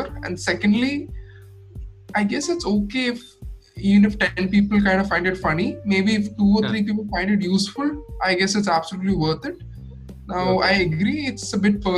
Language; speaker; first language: English; non-native, local second language; Malayalam